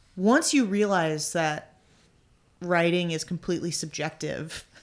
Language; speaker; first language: English; native; English